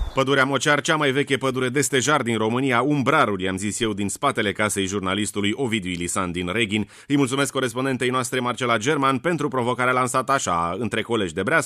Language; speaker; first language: Romanian; native; Romanian